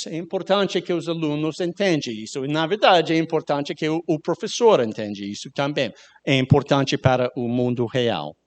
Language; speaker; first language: Portuguese; non-native, learner; English